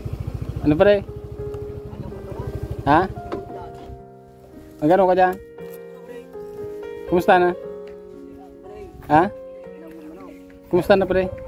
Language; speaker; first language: Filipino; non-native, local second language; Bikol